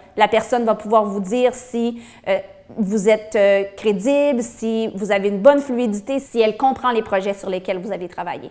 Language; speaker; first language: French; native; French